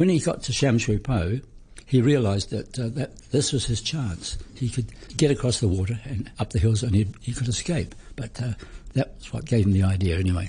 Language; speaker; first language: English; native; English